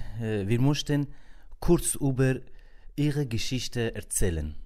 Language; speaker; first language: German; non-native, learner; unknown